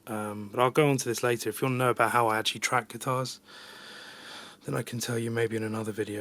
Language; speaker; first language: English; native; English